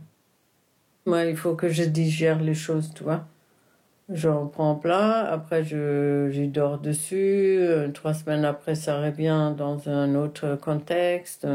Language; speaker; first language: French; non-native, fluent; Spanish